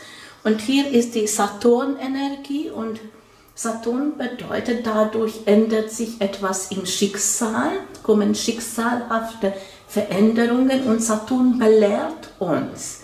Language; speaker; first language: German; non-native, fluent; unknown